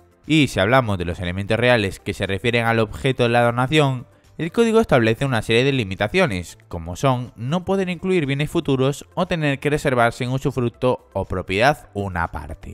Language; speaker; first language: Spanish; native; Spanish